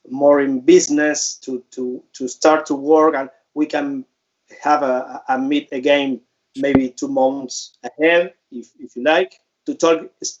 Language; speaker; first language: English; non-native, fluent; Spanish